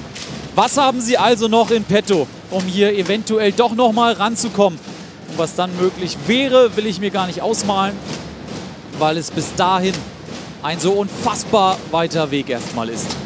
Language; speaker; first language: German; native; German